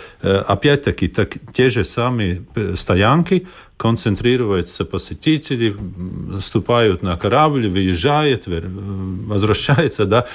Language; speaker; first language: Russian; non-native, local second language; Latvian